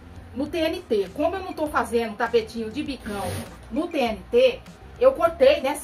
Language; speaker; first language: Portuguese; native; Portuguese